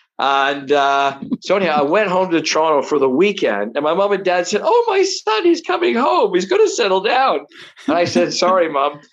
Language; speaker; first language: English; native; English